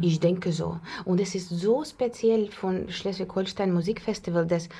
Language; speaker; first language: German; non-native, learner; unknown